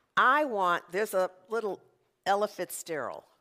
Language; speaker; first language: English; native; English